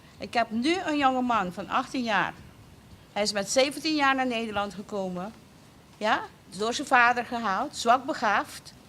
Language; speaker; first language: Dutch; non-native, local second language; Papiamento